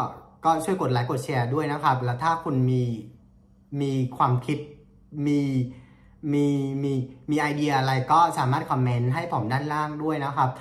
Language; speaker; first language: Thai; non-native, fluent; Vietnamese